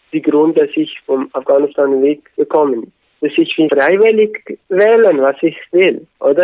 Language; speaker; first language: German; non-native, learner; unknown